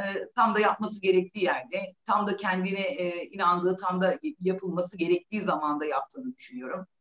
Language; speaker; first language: Turkish; native; Turkish